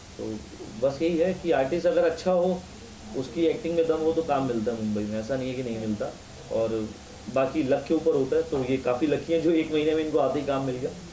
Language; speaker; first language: Hindi; native; Hindi